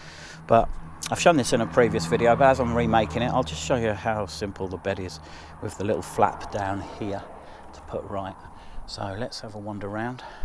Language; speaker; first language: English; native; English